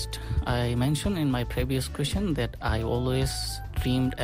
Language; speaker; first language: English; non-native, local second language; Bangla